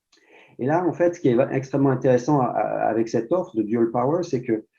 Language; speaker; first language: French; native; French